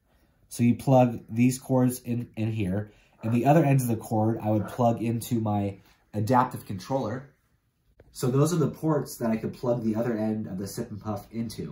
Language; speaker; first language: English; native; English